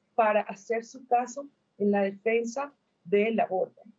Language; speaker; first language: Spanish; native; Spanish